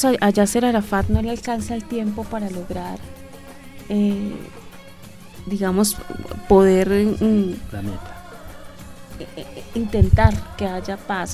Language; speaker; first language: Spanish; native; Spanish